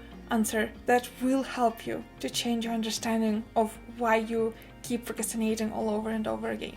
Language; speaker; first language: English; non-native, fluent; Russian